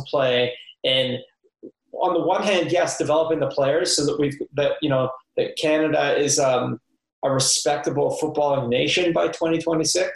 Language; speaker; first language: English; native; English